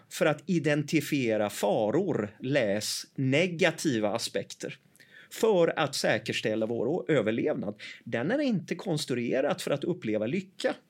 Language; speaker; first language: Swedish; early bilingual, other home language; Persian